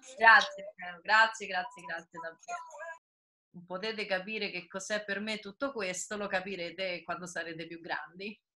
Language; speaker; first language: Italian; native; Italian